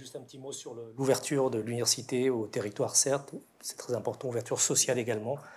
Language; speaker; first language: French; native; French